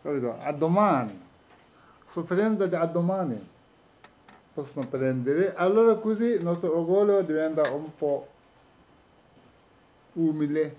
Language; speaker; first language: Italian; non-native, learner; Tibetan